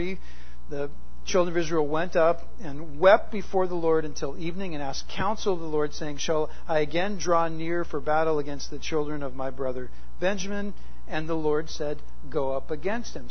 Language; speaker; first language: English; native; English